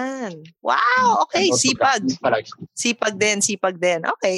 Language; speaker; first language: Filipino; native; Filipino